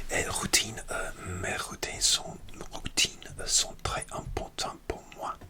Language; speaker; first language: French; non-native, learner; English